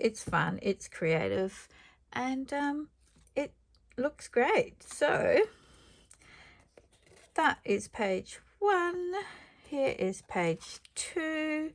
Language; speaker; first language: English; native; English